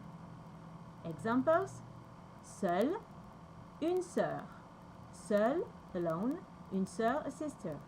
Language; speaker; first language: French; native; French